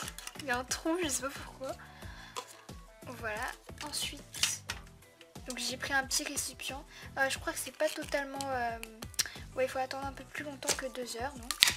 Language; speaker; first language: French; native; French